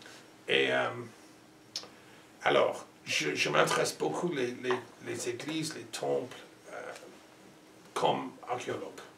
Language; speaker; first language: French; non-native, learner; English